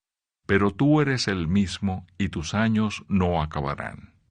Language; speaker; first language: Spanish; native; Spanish